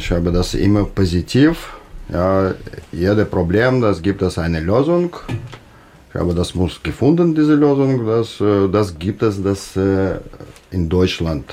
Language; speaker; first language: German; non-native, learner; Russian